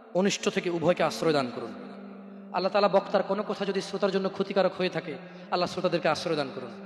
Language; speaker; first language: Bangla; early bilingual, heritage; Bangla